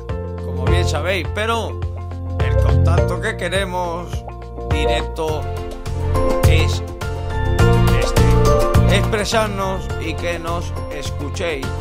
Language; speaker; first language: Spanish; native; Spanish